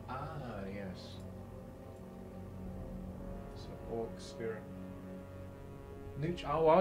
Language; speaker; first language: English; native; English